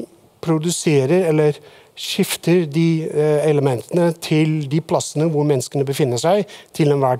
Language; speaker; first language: Norwegian; non-native, fluent; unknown